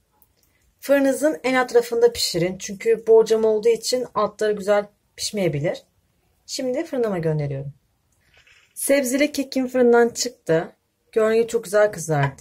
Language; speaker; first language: Turkish; native; Turkish